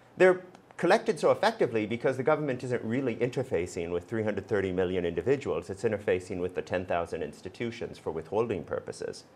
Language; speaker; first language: English; native; English